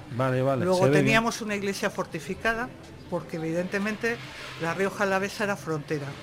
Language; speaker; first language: Spanish; native; Spanish